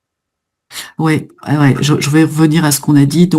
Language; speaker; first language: French; native; French